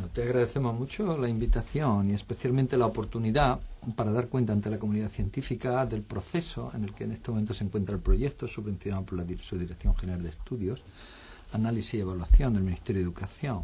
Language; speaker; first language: Spanish; native; Spanish